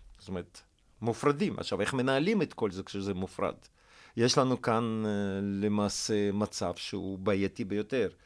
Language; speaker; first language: Hebrew; non-native, fluent; Russian